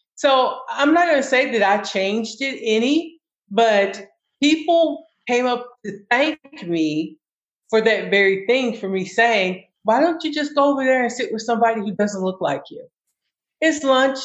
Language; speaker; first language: English; native; English